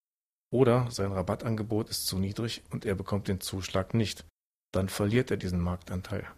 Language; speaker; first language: German; native; German